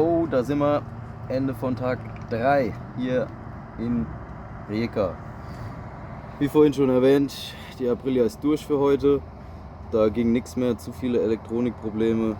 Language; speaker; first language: German; native; German